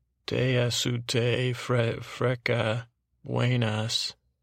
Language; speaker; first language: Spanish; non-native, learner; English